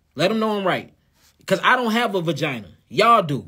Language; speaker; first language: English; native; English